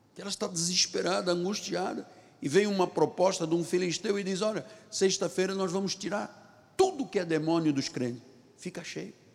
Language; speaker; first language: Portuguese; non-native, local second language; Tsonga